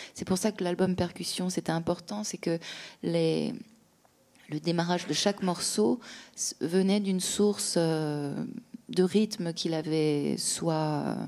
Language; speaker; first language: French; native; French